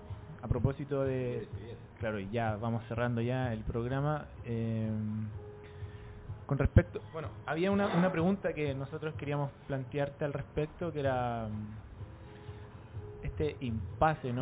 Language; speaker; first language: Spanish; native; Spanish